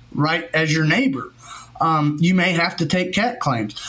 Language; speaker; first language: English; native; English